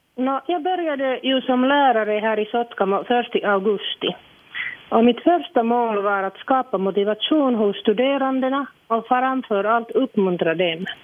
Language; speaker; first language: Swedish; non-native, local second language; Finnish